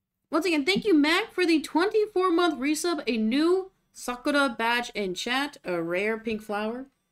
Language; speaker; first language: English; native; English